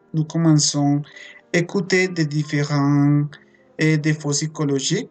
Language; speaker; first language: French; non-native, fluent; Spanish